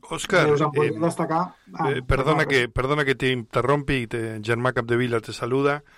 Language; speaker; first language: Catalan; native; Catalan